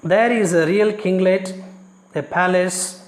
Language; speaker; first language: English; non-native, local second language; Kannada